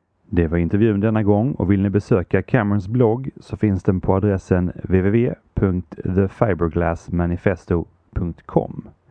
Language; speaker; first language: Swedish; native; Swedish